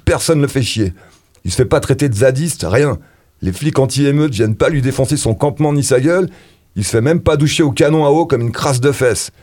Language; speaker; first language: French; native; French